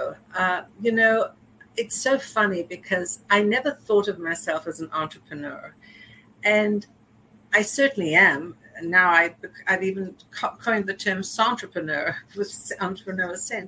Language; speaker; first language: English; native; English